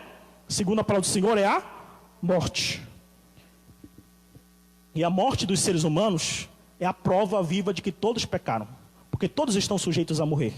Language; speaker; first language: Portuguese; native; Portuguese